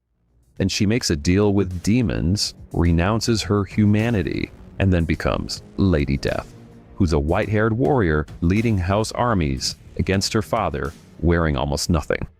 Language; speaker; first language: English; native; English